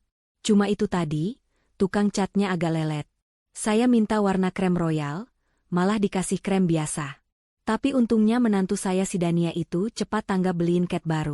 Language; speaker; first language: Indonesian; native; Indonesian